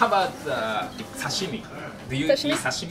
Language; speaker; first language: English; non-native, fluent; Japanese